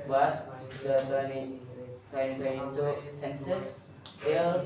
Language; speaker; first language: English; non-native, learner; Indonesian